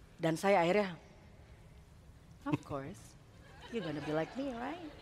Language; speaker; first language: English; non-native, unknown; Indonesian